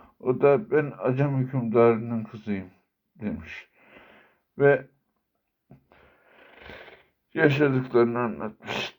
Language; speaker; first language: Turkish; native; Turkish